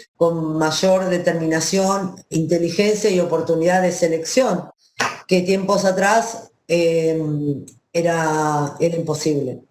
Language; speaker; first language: Spanish; native; Spanish